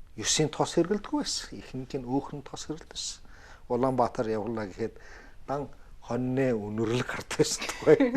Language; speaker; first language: Mongolian; early bilingual, heritage; Mongolian